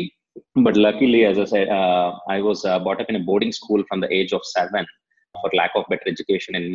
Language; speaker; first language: English; non-native, local second language; Telugu